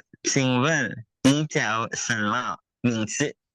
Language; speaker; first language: Chinese; non-native, learner; Filipino